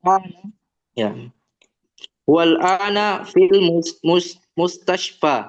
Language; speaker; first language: Arabic; non-native, learner; Indonesian